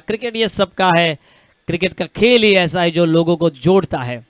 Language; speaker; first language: Hindi; non-native, local second language; Marathi